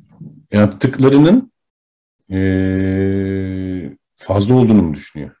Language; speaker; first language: Turkish; native; Turkish